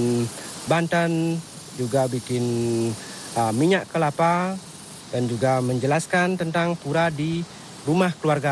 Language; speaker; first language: Indonesian; non-native, local second language; Balinese